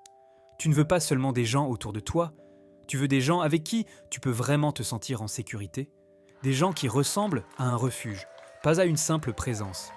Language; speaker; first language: French; native; French